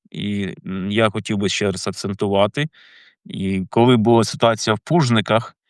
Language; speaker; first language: Ukrainian; native; Ukrainian